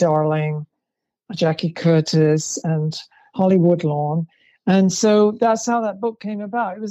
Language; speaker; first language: English; native; English